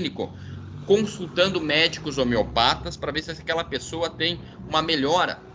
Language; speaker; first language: Portuguese; native; Portuguese